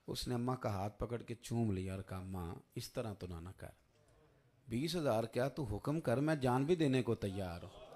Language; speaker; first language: Urdu; non-native, local second language; Punjabi